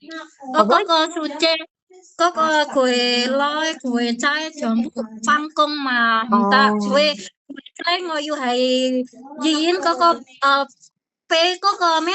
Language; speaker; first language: Cantonese; non-native, learner; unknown